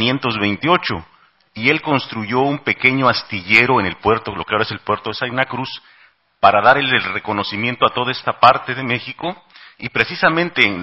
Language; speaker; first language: Spanish; native; Spanish